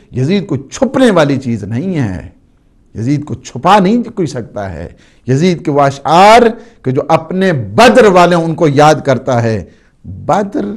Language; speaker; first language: Urdu; native; Urdu